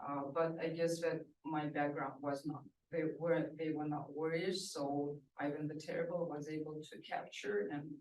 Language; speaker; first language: English; non-native, fluent; Russian